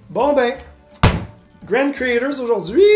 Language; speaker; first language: French; native; French